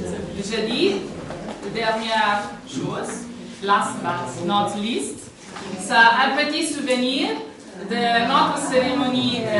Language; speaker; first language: French; non-native, fluent; Italian